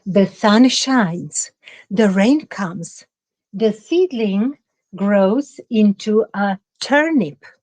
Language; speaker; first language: English; non-native, fluent; Czech